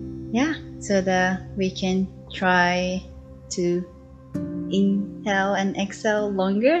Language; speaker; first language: English; non-native, learner; Japanese